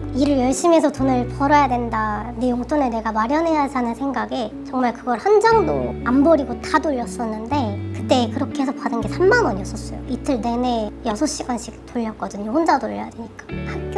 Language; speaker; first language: Korean; native; Korean